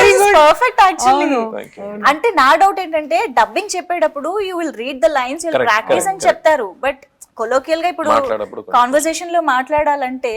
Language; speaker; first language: Telugu; native; Telugu